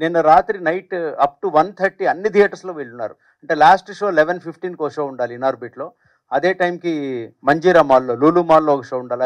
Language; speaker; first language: Telugu; native; Telugu